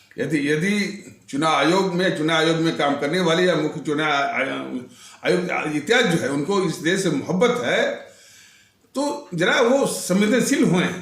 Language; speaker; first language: Hindi; native; Hindi